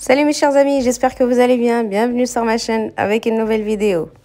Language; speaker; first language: French; non-native, local second language; Arabic